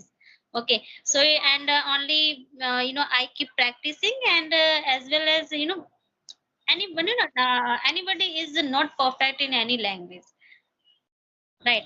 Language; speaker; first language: English; non-native, learner; Hindi